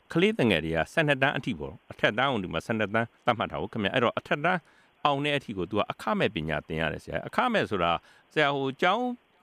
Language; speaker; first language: Burmese; native; Burmese